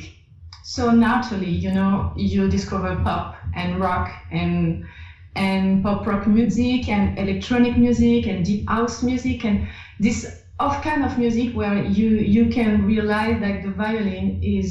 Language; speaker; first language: English; non-native, fluent; French